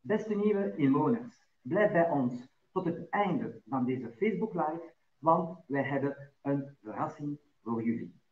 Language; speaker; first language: Dutch; non-native, local second language; French